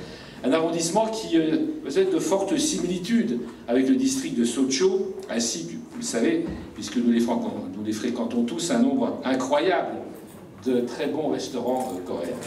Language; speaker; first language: French; native; French